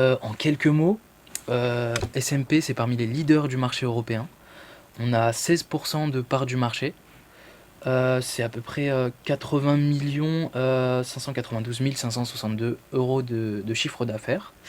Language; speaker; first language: French; native; French